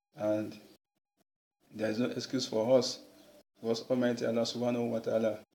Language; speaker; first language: English; non-native, local second language; Yoruba